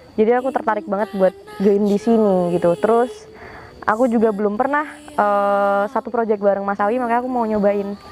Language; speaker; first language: Indonesian; non-native, local second language; Javanese